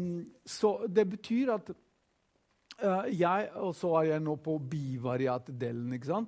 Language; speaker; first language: Norwegian; non-native, fluent; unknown